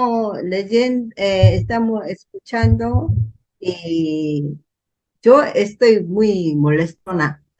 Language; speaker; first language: Spanish; non-native, learner; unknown